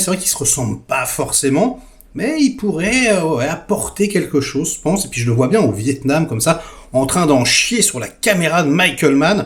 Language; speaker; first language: French; native; French